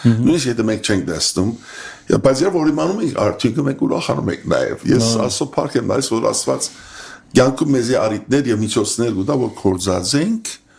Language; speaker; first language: Armenian; early bilingual, heritage; Armenian